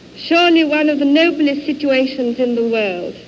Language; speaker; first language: English; native; English